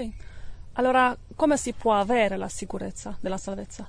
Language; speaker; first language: Italian; non-native, learner; English